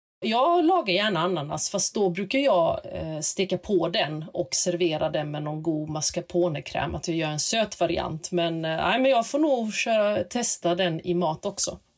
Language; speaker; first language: Swedish; early bilingual, other home language; Russian